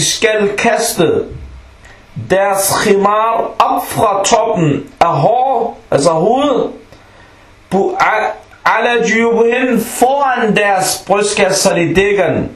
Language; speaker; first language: Danish; non-native, local second language; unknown